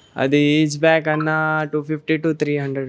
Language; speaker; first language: Telugu; non-native, local second language; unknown